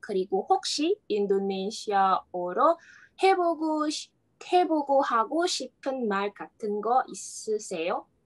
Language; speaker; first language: Korean; non-native, learner; Indonesian